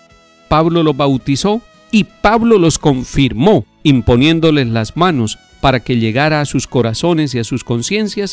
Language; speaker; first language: Spanish; native; Spanish